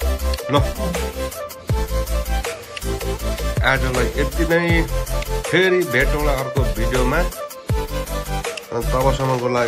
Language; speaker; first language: Nepali; native; Nepali